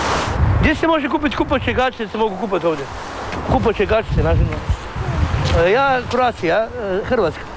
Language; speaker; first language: Russian; non-native, learner; Croatian